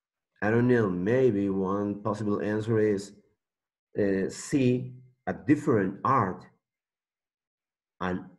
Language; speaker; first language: English; non-native, learner; Spanish